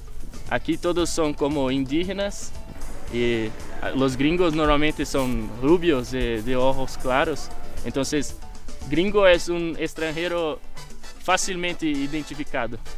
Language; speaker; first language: Spanish; non-native, fluent; Portuguese